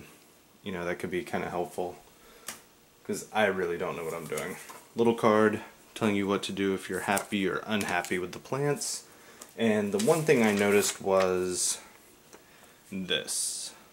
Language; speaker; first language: English; native; English